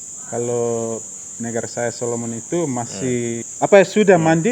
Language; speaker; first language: Indonesian; non-native, fluent; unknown